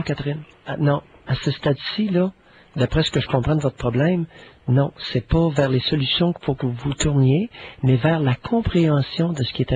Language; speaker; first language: French; native; French